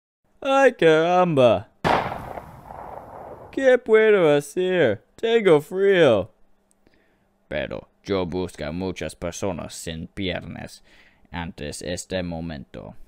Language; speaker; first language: Spanish; non-native, learner; English